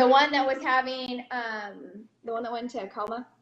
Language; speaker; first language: English; native; English